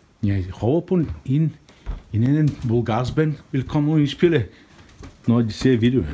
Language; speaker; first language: Danish; non-native, fluent; Bulgarian